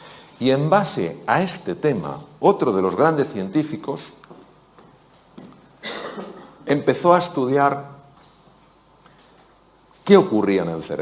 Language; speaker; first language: Spanish; native; Spanish